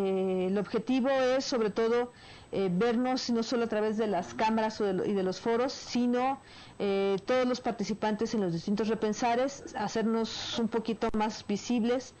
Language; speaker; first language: Spanish; native; Spanish